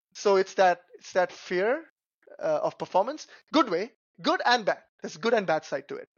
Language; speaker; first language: English; non-native, local second language; Tamil